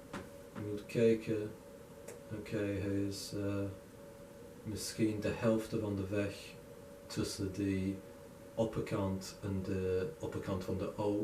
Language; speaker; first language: Dutch; non-native, learner; English